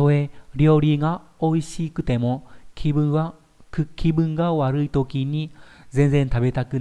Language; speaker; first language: Japanese; non-native, fluent; Vietnamese